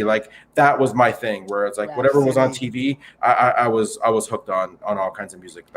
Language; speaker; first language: English; native; English